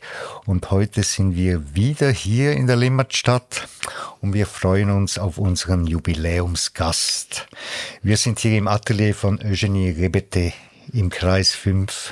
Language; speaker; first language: German; native; German